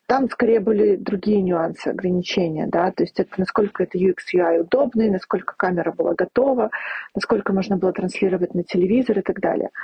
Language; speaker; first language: Russian; native; Russian